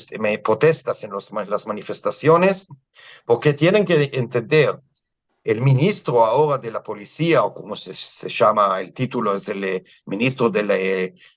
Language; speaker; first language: Spanish; non-native, fluent; Hebrew